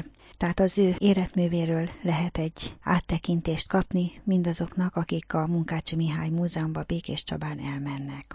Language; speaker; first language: Hungarian; native; Hungarian